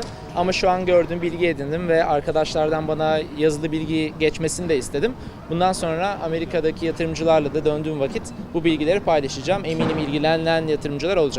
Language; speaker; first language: Turkish; native; Turkish